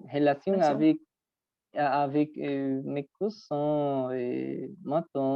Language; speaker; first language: French; non-native, learner; Spanish